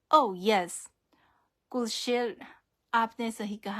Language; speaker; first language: Urdu; non-native, fluent; Chinese